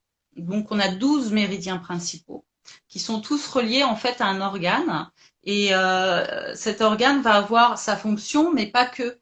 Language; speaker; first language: French; native; French